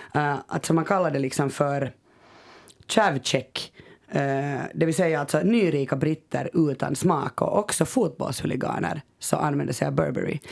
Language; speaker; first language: Swedish; native; Swedish